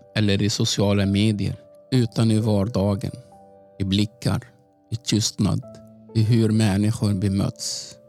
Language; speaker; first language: Swedish; non-native, fluent; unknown